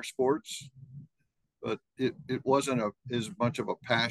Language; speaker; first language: English; native; English